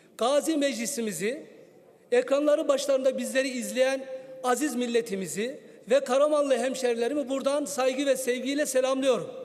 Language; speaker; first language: Turkish; native; Turkish